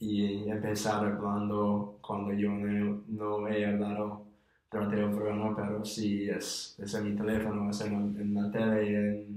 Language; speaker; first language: Spanish; non-native, fluent; English